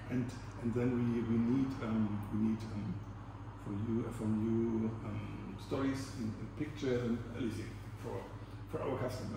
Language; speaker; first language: English; non-native, learner; German